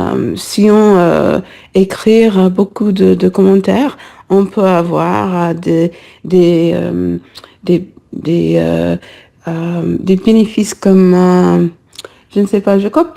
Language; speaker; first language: French; non-native, learner; English